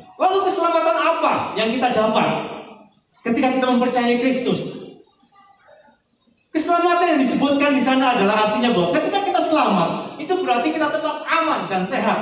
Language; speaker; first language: Indonesian; native; Indonesian